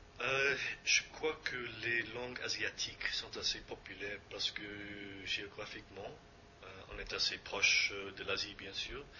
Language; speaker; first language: French; non-native, fluent; English